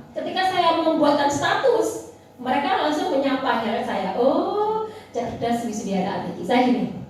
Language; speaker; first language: Indonesian; native; Indonesian